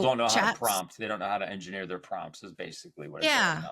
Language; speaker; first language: English; native; English